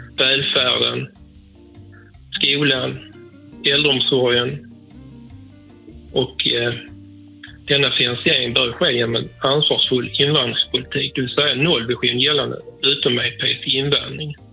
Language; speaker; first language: Swedish; native; Swedish